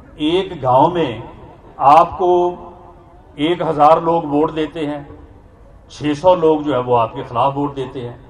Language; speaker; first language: Urdu; non-native, local second language; Punjabi